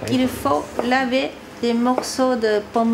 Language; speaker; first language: French; non-native, fluent; Japanese